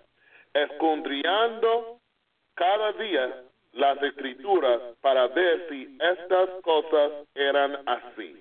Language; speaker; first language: Spanish; non-native, fluent; English